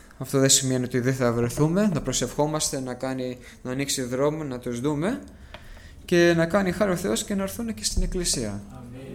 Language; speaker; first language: Greek; early bilingual, heritage; Greek